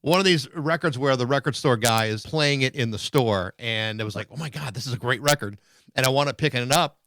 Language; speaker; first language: English; native; English